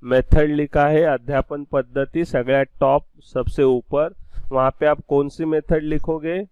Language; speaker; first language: Hindi; non-native, local second language; Marathi